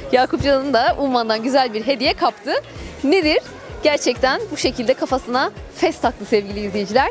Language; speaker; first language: Turkish; native; Turkish